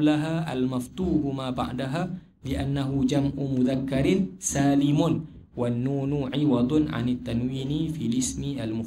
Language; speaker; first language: Arabic; non-native, fluent; Malay